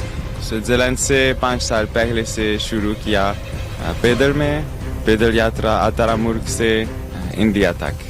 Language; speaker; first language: Hindi; non-native, learner; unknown